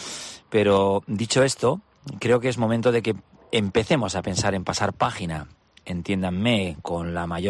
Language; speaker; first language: Spanish; native; Spanish